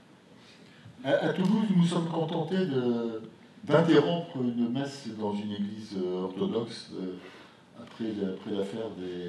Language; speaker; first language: French; native; French